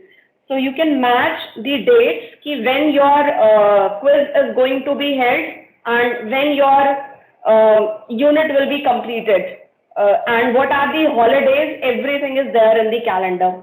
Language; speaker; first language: English; non-native, local second language; Hindi